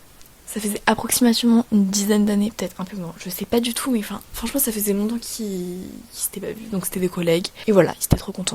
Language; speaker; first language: French; native; French